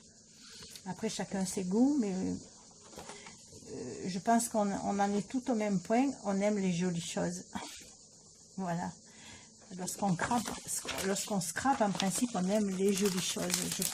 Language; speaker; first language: French; native; French